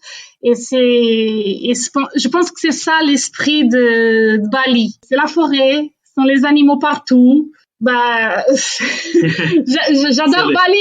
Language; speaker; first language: French; non-native, fluent; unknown